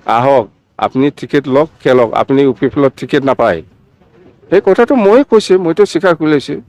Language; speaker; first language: Assamese; non-native, local second language; Bodo